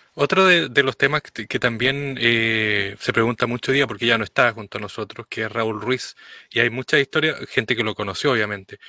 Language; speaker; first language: Spanish; native; Spanish